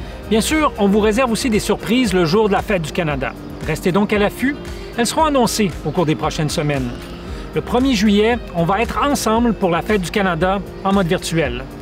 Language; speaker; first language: French; native; French